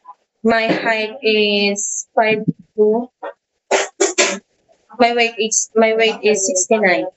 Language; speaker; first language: English; non-native, learner; Hiligaynon